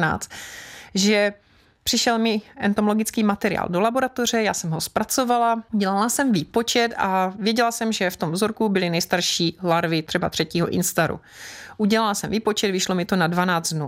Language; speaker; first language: Czech; native; Czech